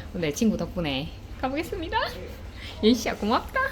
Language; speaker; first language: Korean; native; Korean